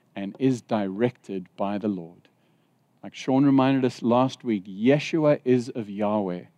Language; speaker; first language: English; native; English